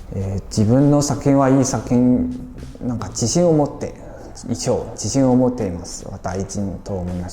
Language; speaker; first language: Japanese; non-native, fluent; Chinese